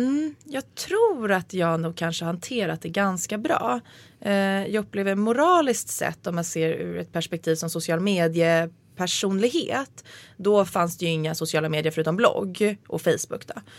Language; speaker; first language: Swedish; native; Swedish